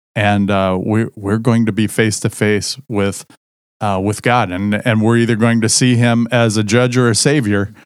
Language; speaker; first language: English; native; English